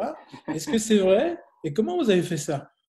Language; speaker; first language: French; native; French